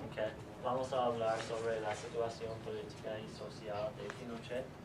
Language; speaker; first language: Spanish; non-native, learner; English